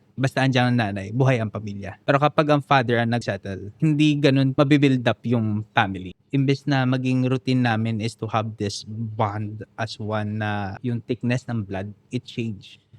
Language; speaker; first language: Filipino; native; Filipino